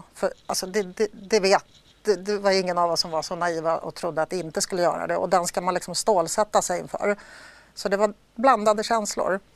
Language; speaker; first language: Swedish; early bilingual, other home language; Polish